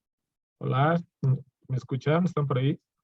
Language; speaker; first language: Spanish; native; Spanish